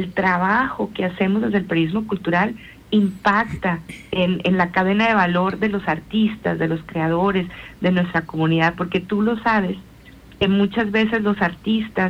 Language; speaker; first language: Spanish; native; Spanish